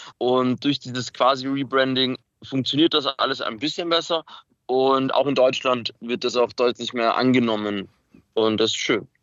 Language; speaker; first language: German; early bilingual, other home language; Macedonian